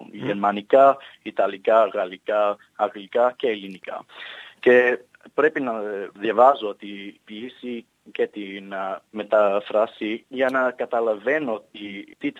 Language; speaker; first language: Greek; early bilingual, heritage; English